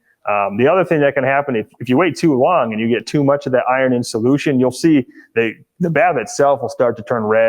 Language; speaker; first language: English; native; English